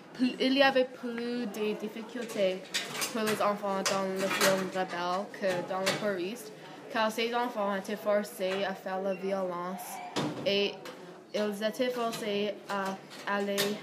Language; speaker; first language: French; non-native, learner; English